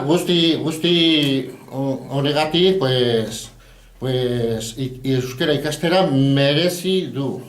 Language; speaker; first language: Basque; non-native, learner; Spanish